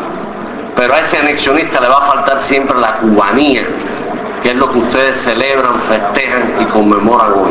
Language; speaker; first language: Spanish; native; Spanish